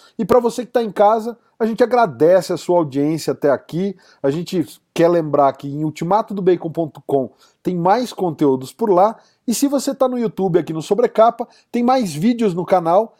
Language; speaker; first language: Portuguese; native; Portuguese